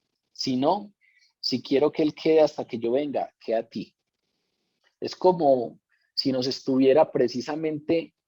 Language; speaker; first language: Spanish; native; Spanish